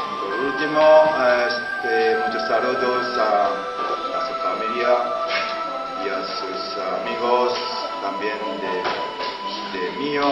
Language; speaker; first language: Spanish; non-native, learner; Japanese